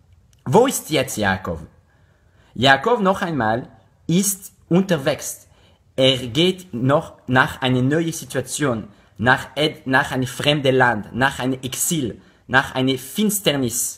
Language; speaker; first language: German; non-native, learner; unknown